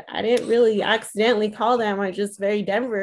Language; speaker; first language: English; early bilingual, other home language; Spanish